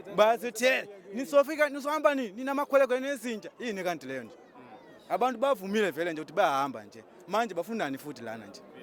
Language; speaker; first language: Zulu; non-native, fluent; Nyanja